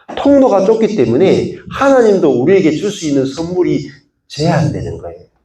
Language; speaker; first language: Korean; native; Korean